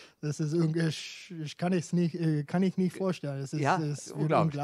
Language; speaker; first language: German; non-native, fluent; English